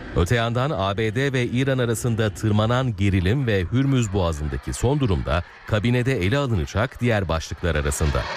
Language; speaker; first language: Turkish; native; Turkish